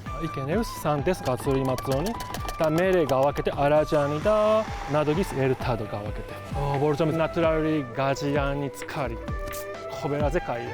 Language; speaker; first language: Georgian; non-native, learner; Japanese